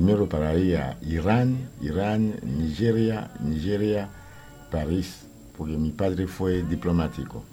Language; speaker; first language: Spanish; non-native, learner; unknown